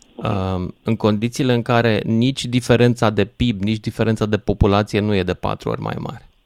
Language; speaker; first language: Romanian; native; Romanian